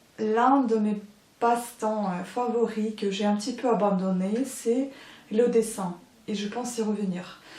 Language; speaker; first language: French; non-native, fluent; Ukrainian